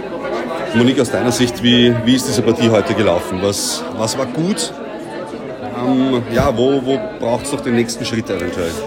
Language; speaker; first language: German; native; German